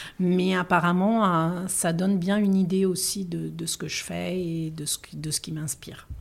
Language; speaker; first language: French; non-native, fluent; Italian